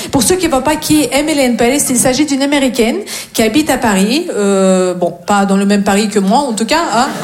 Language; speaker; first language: French; non-native, fluent; Russian